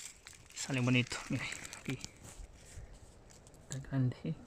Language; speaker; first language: Spanish; non-native, learner; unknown